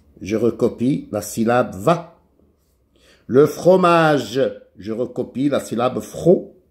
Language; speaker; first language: French; non-native, local second language; Arabic